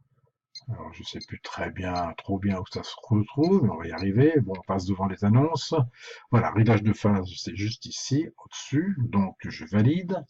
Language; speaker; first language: French; native; French